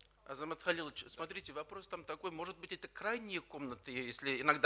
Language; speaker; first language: Russian; native; Russian